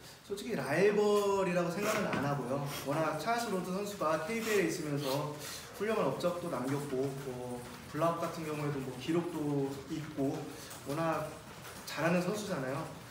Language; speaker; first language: Korean; native; Korean